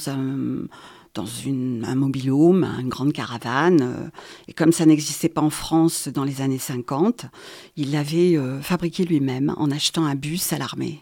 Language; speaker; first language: French; native; French